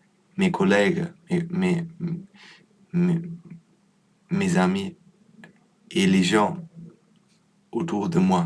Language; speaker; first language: French; non-native, learner; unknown